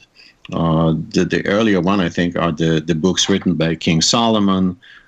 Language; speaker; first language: English; non-native, fluent; Hebrew